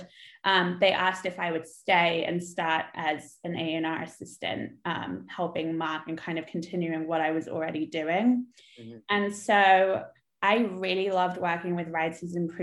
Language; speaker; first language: English; native; English